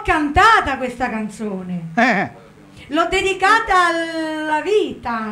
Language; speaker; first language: Italian; native; Italian